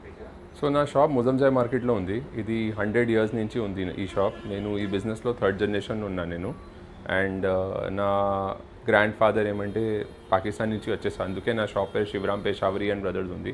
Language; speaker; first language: Telugu; non-native, local second language; Hindi